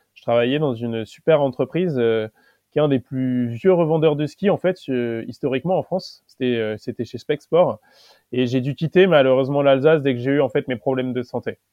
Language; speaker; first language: French; native; French